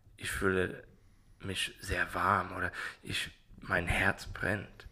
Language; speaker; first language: German; non-native, learner; English